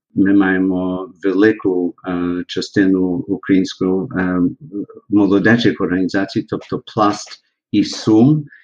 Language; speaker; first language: Ukrainian; early bilingual, heritage; English